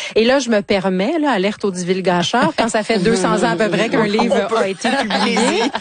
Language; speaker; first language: French; native; French